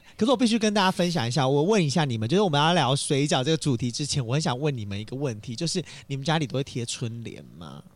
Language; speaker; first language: Chinese; native; Chinese